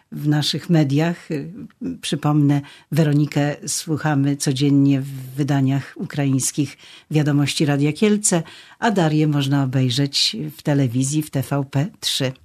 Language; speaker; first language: Polish; native; Polish